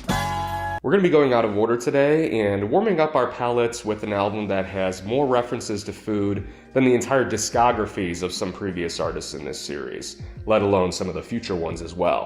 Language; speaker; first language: English; native; English